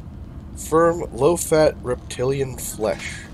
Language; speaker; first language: English; native; English